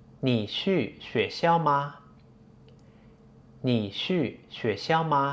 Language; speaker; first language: Chinese; non-native, fluent; Thai